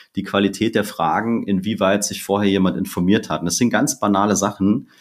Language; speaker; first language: German; native; German